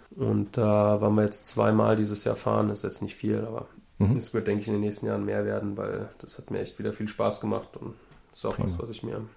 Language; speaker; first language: German; native; German